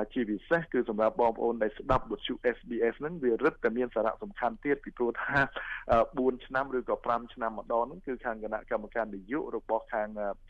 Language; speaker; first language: Khmer; native; Khmer